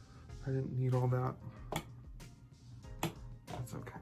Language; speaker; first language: English; native; English